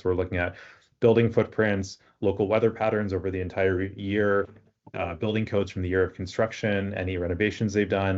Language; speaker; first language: English; native; English